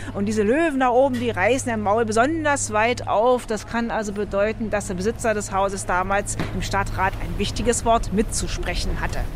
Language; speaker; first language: German; native; German